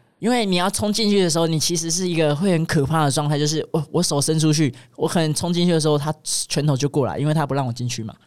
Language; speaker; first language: Chinese; native; Chinese